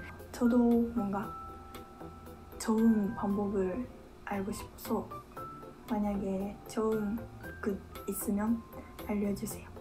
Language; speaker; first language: Korean; non-native, fluent; Japanese